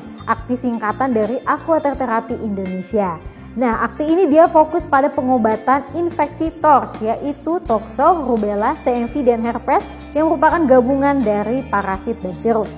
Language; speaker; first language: Indonesian; native; Indonesian